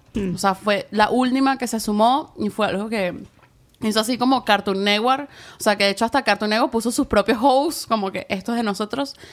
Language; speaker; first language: Spanish; native; Spanish